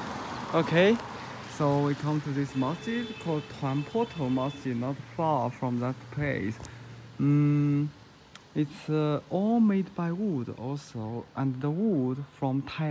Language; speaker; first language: English; non-native, learner; Chinese